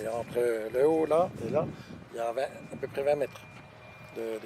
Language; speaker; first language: French; native; French